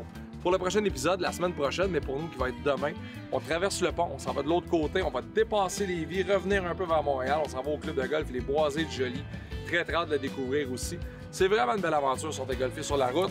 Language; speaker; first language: French; native; French